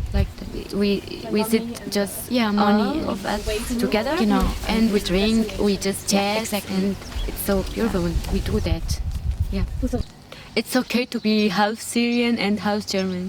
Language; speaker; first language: English; non-native, learner; Arabic